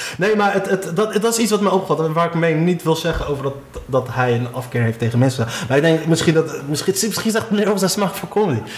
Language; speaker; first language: Dutch; early bilingual, other home language; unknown